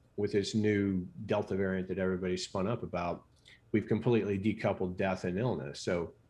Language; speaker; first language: English; native; English